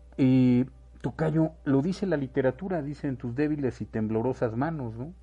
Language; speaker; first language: Spanish; native; Spanish